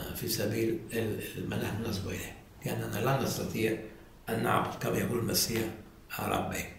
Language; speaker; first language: Arabic; early bilingual, other home language; Italian